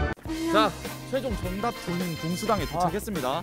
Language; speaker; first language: Korean; native; Korean